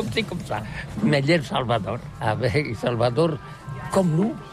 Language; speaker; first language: French; non-native, learner; Catalan